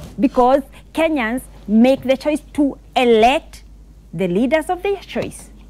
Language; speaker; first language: English; non-native, local second language; Kikuyu